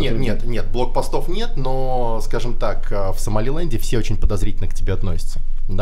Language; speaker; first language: Russian; native; Russian